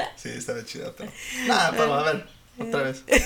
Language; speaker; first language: Spanish; non-native, fluent; English